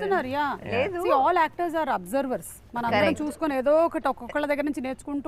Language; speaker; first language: Telugu; native; Telugu